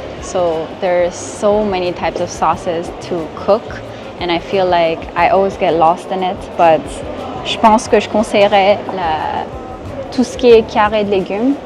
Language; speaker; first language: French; non-native, fluent; English